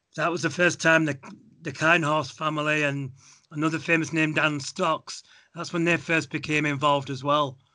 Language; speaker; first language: English; native; English